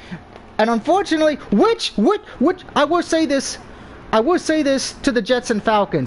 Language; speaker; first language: English; native; English